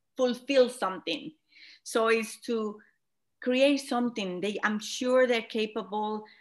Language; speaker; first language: English; non-native, fluent; Spanish